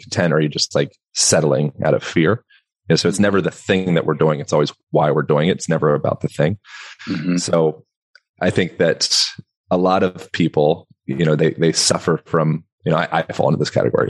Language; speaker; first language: English; native; English